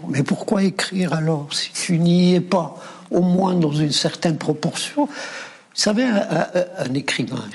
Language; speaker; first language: French; non-native, local second language; Arabic